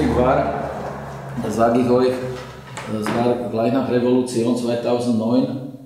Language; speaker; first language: German; non-native, learner; Slovak